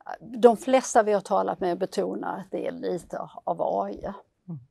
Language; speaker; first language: Swedish; native; Swedish